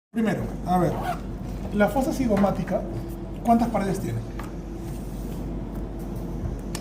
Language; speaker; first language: Spanish; native; Spanish